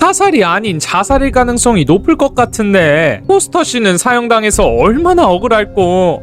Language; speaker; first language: Korean; native; Korean